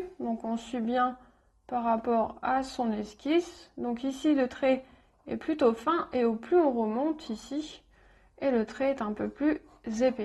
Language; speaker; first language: French; native; French